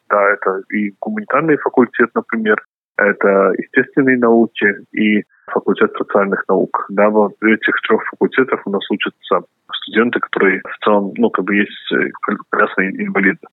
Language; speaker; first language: Russian; non-native, local second language; Latvian